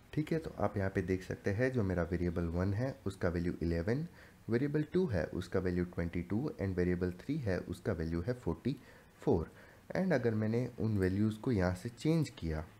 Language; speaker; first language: Hindi; native; Hindi